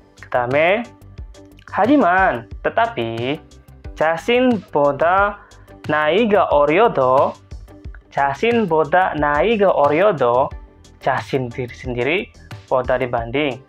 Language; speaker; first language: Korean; non-native, fluent; Indonesian